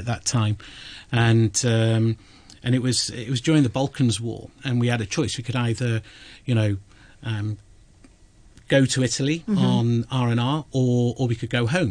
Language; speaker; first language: English; native; English